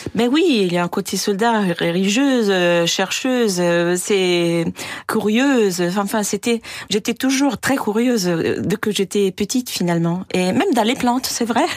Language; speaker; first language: French; non-native, fluent; Italian